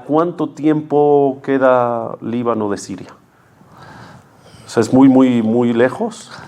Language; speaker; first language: Spanish; native; Spanish